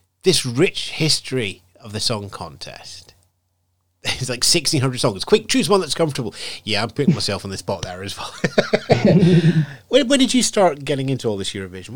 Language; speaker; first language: English; native; English